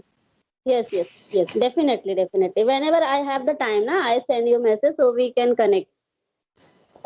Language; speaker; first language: English; non-native, learner; Hindi